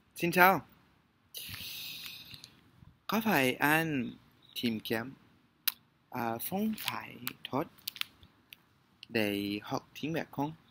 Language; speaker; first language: Vietnamese; non-native, learner; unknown